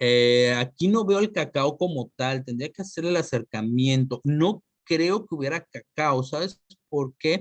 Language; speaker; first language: Spanish; native; Spanish